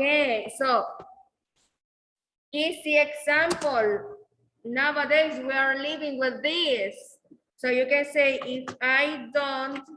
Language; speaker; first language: English; non-native, fluent; Spanish